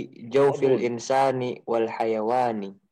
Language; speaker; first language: Arabic; non-native, learner; Indonesian